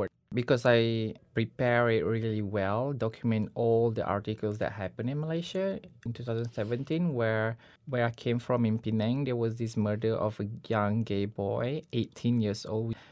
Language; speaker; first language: English; non-native, local second language; Malay